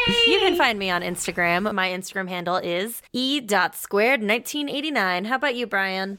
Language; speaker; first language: English; native; English